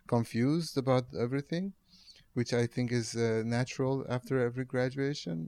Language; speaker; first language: English; non-native, fluent; Persian